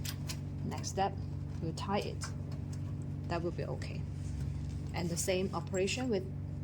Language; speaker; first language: English; non-native, learner; Chinese